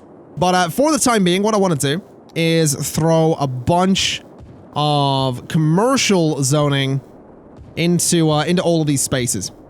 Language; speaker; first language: English; native; English